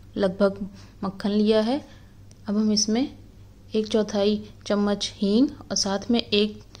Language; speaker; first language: Hindi; native; Hindi